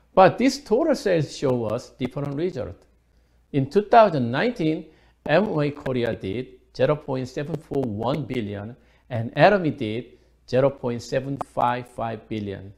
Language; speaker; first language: English; non-native, fluent; Korean